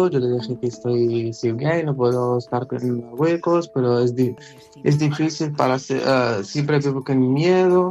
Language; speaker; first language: Spanish; non-native, learner; Arabic